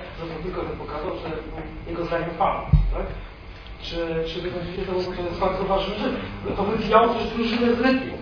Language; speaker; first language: Polish; native; Polish